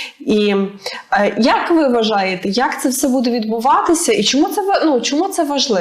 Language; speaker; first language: Ukrainian; native; Ukrainian